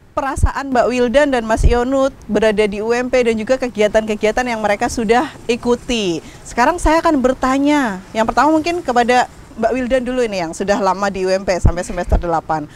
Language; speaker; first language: Indonesian; native; Indonesian